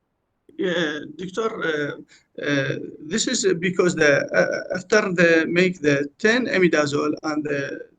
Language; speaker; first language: English; non-native, learner; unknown